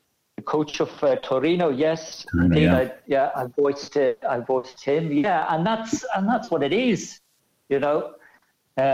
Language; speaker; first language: English; native; English